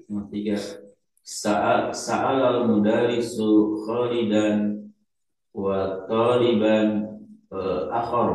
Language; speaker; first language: Arabic; non-native, learner; Indonesian